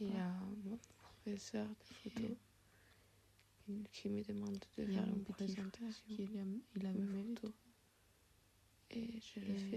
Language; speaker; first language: French; non-native, fluent; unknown